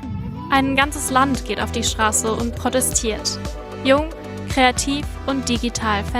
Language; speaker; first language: German; native; German